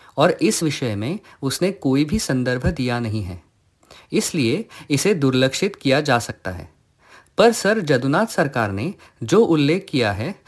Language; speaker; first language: Hindi; non-native, local second language; Marathi